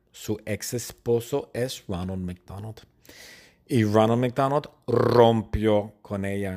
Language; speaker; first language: Spanish; non-native, fluent; English